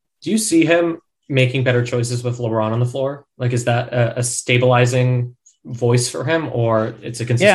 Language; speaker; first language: English; native; English